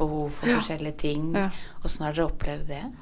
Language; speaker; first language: Norwegian; native; Norwegian